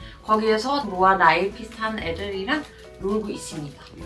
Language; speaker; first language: Korean; non-native, fluent; German